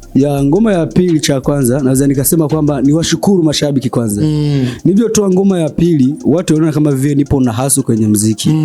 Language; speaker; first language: Swahili; non-native, local second language; Rundi